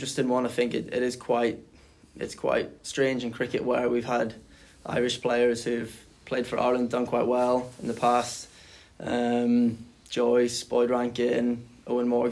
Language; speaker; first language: English; native; English